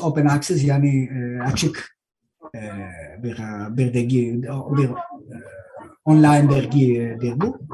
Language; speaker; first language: Turkish; non-native, learner; Greek